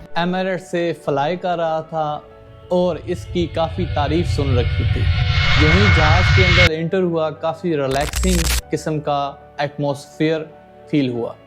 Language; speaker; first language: Urdu; native; Urdu